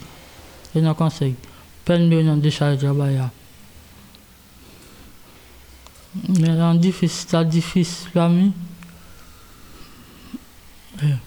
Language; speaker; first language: Portuguese; non-native, learner; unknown